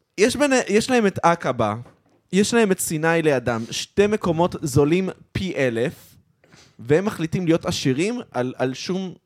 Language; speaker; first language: Hebrew; native; Hebrew